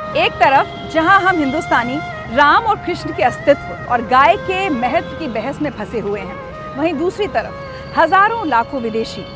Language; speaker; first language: Hindi; native; Hindi